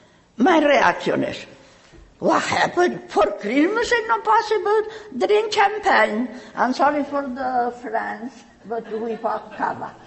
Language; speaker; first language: English; non-native, learner; Catalan